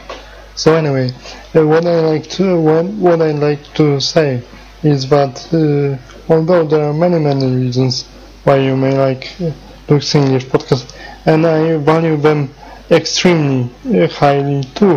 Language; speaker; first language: English; non-native, fluent; Polish